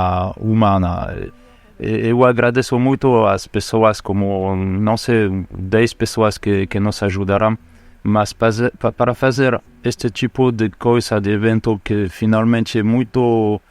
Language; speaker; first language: Portuguese; non-native, fluent; French